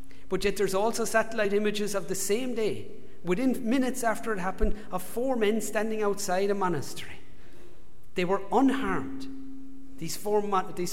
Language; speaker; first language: English; native; English